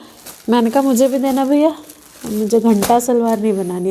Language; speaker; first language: Hindi; native; Hindi